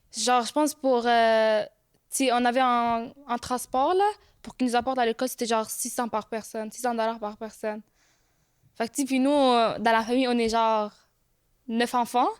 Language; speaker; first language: French; early bilingual, other home language; Arabic